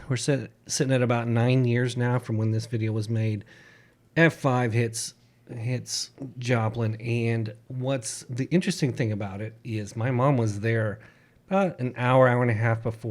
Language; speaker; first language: English; native; English